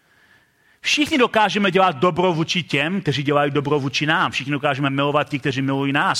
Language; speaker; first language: Czech; native; Czech